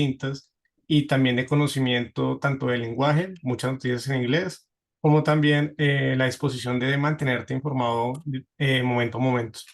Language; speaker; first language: Spanish; native; Spanish